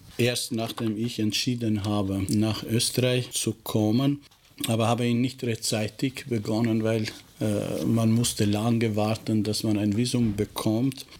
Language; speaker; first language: German; non-native, fluent; Albanian